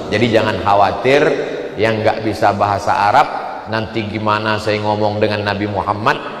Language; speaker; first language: Indonesian; native; Indonesian